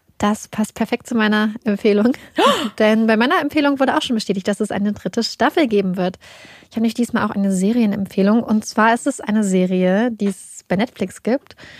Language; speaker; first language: German; native; German